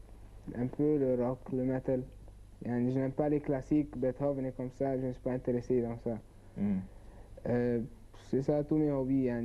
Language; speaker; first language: French; non-native, learner; Arabic